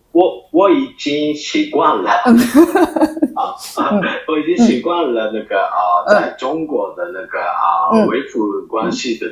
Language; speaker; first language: Chinese; non-native, fluent; Japanese